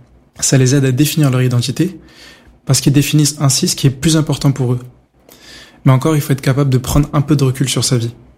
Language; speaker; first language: French; native; French